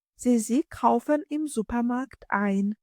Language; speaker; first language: German; non-native, fluent; Ukrainian